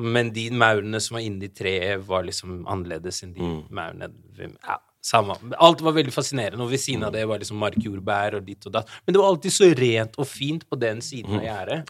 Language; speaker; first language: Norwegian; early bilingual, other home language; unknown